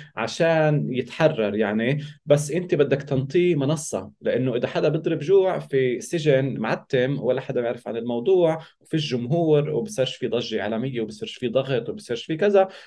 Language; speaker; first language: Arabic; native; Arabic